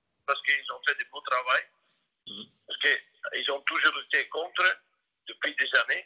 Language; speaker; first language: French; non-native, local second language; Dutch